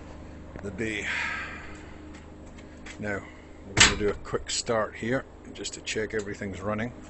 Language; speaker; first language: English; native; English